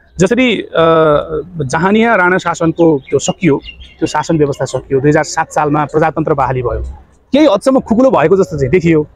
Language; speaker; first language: Nepali; non-native, local second language; Newari